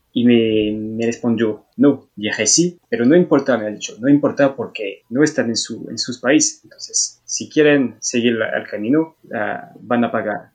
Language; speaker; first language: Spanish; non-native, learner; French